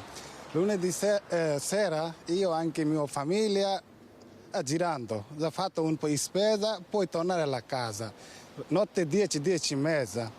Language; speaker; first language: Italian; non-native, learner; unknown